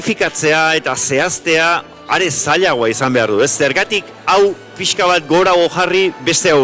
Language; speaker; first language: Basque; native; Basque